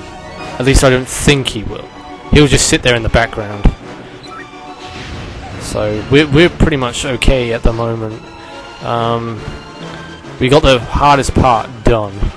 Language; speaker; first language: English; native; English